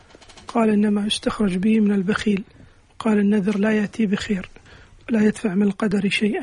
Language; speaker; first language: Arabic; native; Arabic